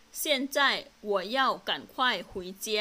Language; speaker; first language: Chinese; non-native, fluent; Thai